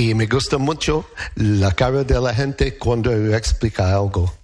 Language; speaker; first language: Spanish; non-native, learner; English